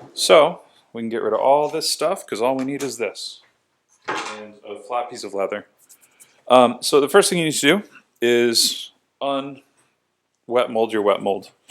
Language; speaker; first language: English; native; English